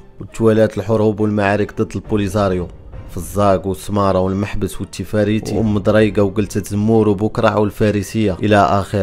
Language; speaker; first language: Arabic; native; Arabic